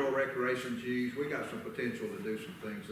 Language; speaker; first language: English; native; English